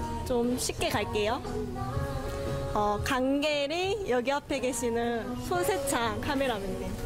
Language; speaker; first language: Korean; native; Korean